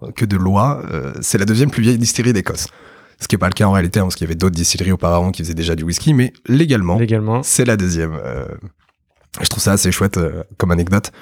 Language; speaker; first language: French; native; French